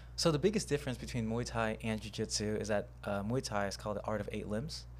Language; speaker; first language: English; native; English